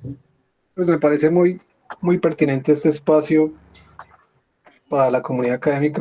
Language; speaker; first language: Spanish; native; Spanish